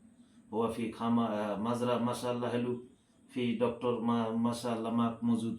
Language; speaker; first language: Arabic; non-native, learner; Bangla